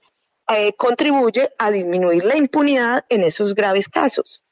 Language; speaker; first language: Spanish; native; Spanish